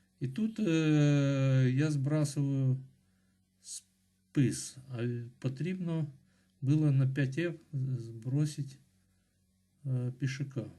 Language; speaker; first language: Ukrainian; non-native, local second language; Russian